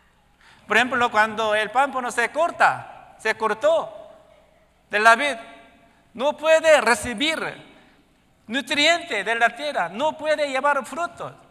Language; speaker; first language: Spanish; non-native, learner; Korean